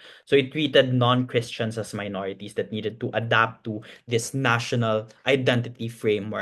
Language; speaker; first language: English; non-native, local second language; Cebuano